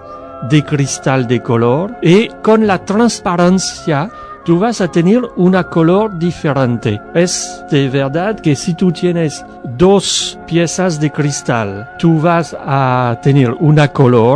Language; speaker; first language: Spanish; non-native, learner; French